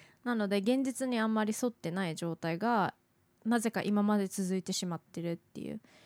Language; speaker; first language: Japanese; native; Japanese